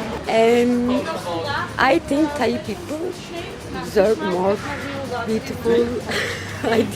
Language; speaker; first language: English; non-native, learner; Turkish